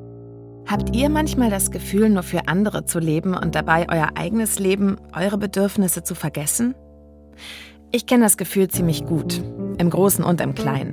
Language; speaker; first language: German; native; German